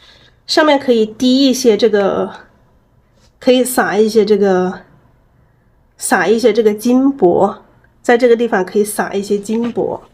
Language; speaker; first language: Chinese; native; Chinese